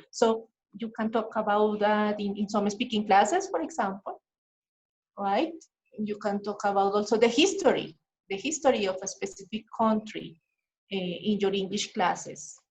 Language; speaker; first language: English; non-native, fluent; Spanish